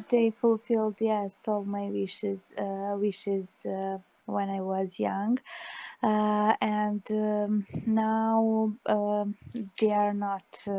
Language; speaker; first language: English; non-native, learner; Serbian